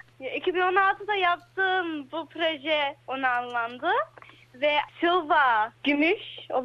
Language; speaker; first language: Turkish; early bilingual, heritage; Turkish